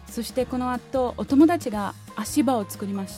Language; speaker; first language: Japanese; non-native, learner; Portuguese